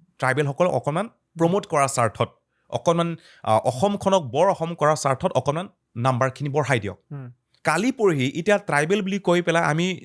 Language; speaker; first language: Assamese; non-native, local second language; Karbi